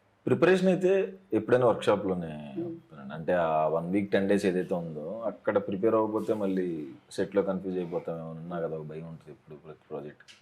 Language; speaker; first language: Telugu; native; Telugu